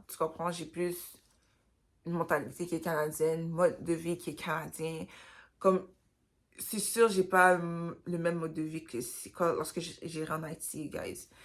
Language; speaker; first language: French; native; French